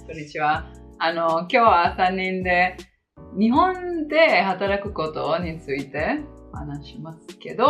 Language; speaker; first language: Japanese; non-native, fluent; Italian